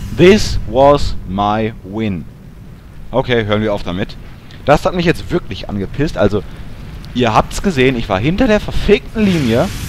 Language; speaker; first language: German; native; German